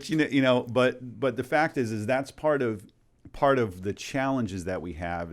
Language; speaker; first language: English; native; English